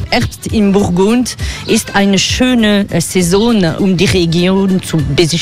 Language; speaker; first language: German; non-native, learner; French